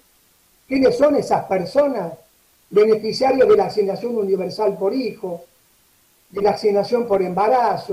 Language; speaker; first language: Spanish; native; Spanish